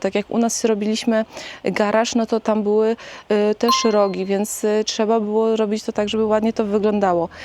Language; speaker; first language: Polish; native; Polish